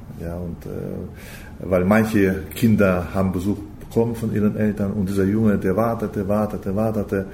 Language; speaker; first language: German; early bilingual, heritage; German